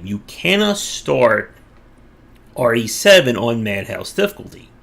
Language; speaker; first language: English; native; English